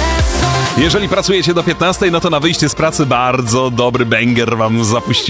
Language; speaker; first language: Polish; native; Polish